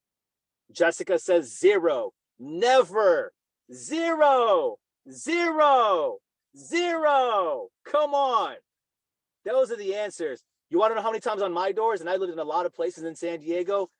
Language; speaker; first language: English; native; English